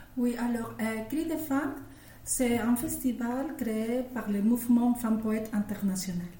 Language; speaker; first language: French; non-native, fluent; Spanish